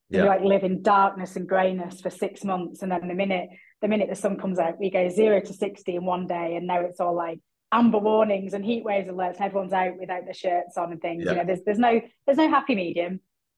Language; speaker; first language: English; native; English